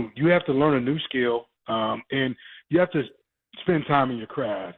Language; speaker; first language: English; native; English